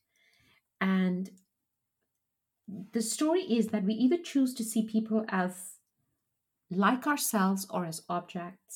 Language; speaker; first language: English; non-native, local second language; Punjabi